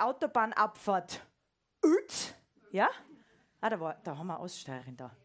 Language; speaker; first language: German; native; German